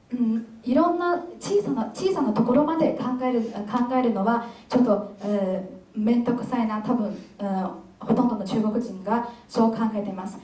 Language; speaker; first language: Japanese; non-native, fluent; Chinese